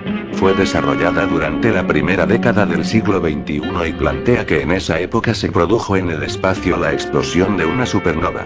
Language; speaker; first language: Spanish; native; Spanish